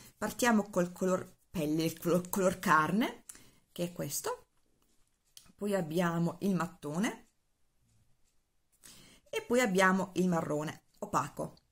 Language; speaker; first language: Italian; native; Italian